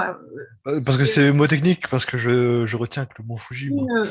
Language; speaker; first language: French; native; French